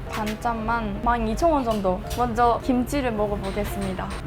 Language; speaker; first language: Korean; early bilingual, heritage; Japanese